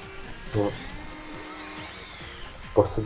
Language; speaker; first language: German; non-native, local second language; Luxembourgish